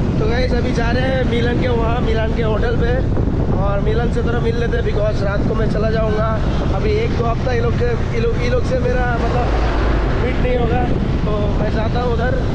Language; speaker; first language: Hindi; non-native, local second language; Bangla